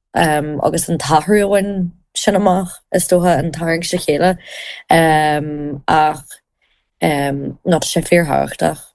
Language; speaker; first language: Irish; native; Irish